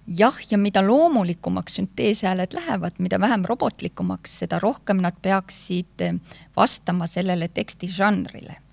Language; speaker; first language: Estonian; native; Estonian